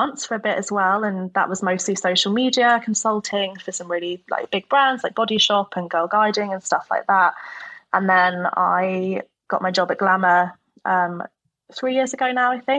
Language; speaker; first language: English; native; English